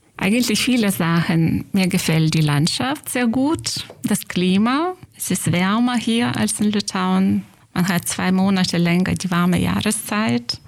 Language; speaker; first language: German; non-native, fluent; Lithuanian